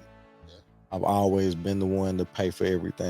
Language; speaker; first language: English; native; English